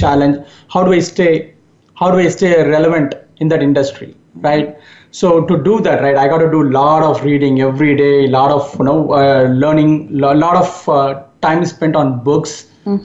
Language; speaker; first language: English; non-native, local second language; Tamil